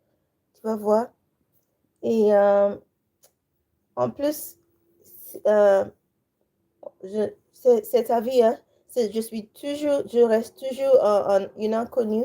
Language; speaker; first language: French; non-native, learner; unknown